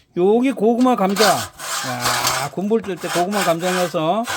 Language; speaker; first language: Korean; native; Korean